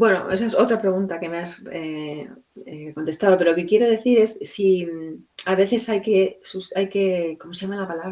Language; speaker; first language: Spanish; native; Spanish